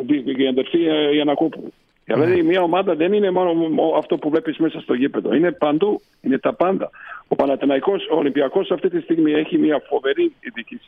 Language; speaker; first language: Greek; non-native, fluent; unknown